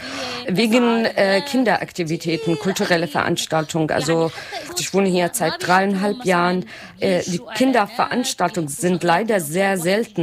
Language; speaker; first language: German; non-native, learner; Arabic